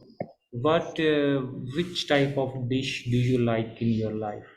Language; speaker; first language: English; non-native, learner; Hindi